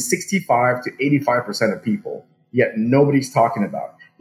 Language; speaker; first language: English; early bilingual, other home language; Russian